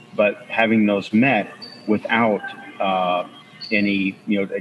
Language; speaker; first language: English; native; English